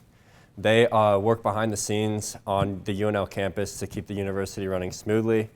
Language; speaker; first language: English; native; English